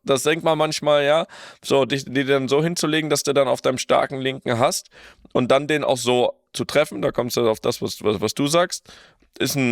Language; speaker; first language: German; native; German